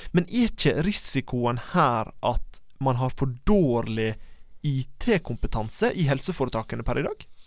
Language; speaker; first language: Norwegian; native; Norwegian